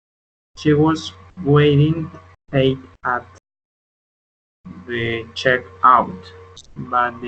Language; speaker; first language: English; non-native, learner; Spanish